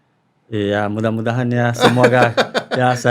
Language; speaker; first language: Indonesian; non-native, fluent; Portuguese